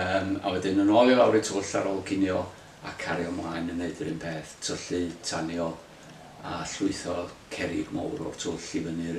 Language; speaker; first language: Welsh; native; Welsh